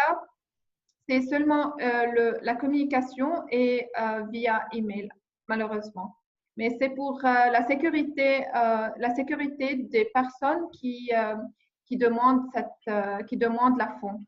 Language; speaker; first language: French; non-native, learner; English